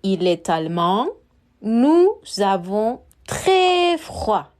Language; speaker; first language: French; non-native, fluent; Spanish